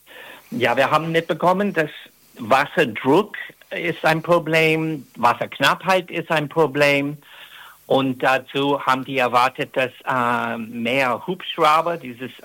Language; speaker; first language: German; non-native, fluent; English